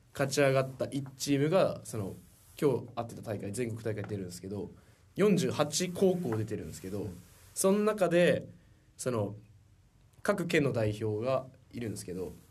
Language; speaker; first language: Japanese; native; Japanese